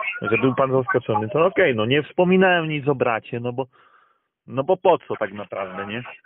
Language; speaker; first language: Polish; native; Polish